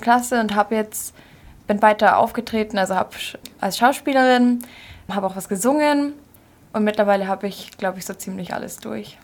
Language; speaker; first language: German; native; German